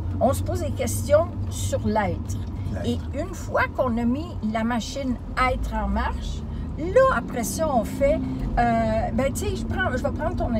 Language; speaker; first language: French; native; French